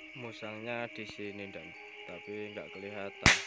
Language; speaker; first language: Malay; non-native, local second language; Javanese